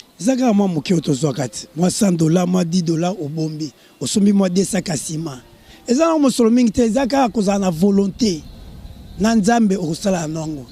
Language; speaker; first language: Lingala; native; Lingala